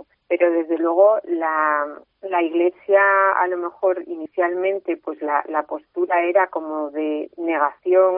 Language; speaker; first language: Spanish; native; Spanish